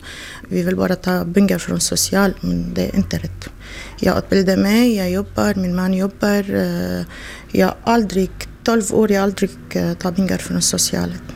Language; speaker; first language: Swedish; non-native, learner; Arabic